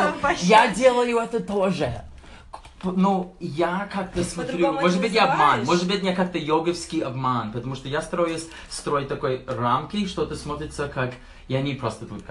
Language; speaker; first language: Russian; non-native, learner; English